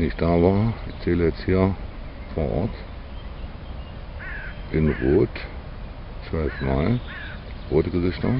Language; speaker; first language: German; native; German